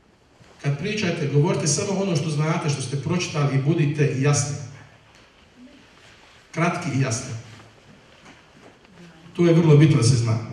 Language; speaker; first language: Bosnian; native; Bosnian